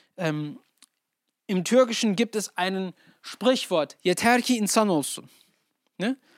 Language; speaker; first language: German; non-native, fluent; English